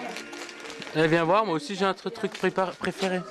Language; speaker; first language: French; native; French